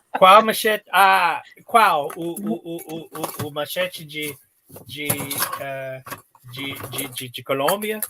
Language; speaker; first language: Portuguese; non-native, learner; English